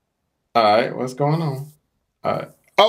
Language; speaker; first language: English; native; English